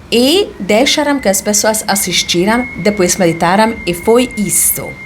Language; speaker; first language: Portuguese; non-native, fluent; Hungarian